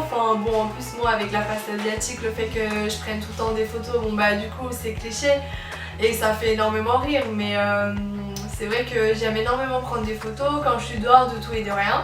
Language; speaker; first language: French; native; French